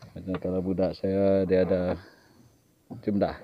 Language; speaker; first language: Malay; native; Malay